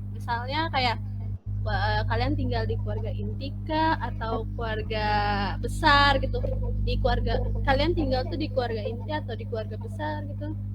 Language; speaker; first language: Indonesian; native; Indonesian